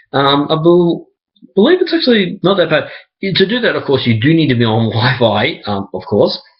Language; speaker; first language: English; native; English